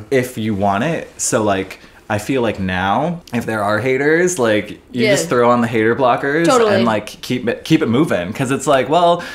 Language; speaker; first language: English; native; English